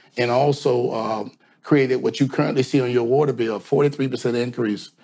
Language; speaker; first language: English; native; English